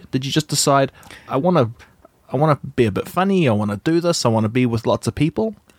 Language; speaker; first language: English; native; English